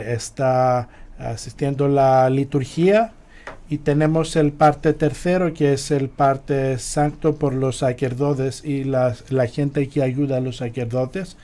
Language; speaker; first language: Spanish; non-native, fluent; Greek